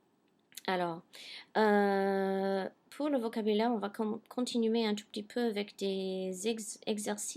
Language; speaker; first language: French; non-native, fluent; English